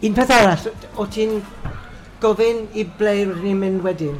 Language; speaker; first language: Welsh; non-native, fluent; English